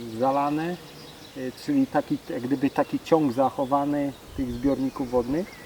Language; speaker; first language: Polish; native; Polish